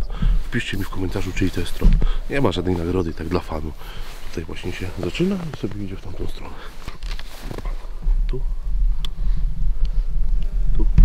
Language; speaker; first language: Polish; native; Polish